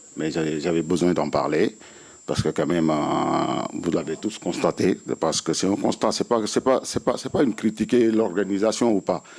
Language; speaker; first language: French; non-native, local second language; Wolof